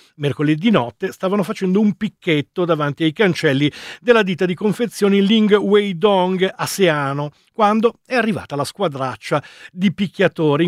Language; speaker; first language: Italian; native; Italian